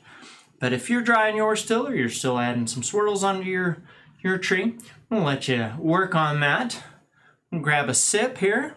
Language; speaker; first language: English; native; English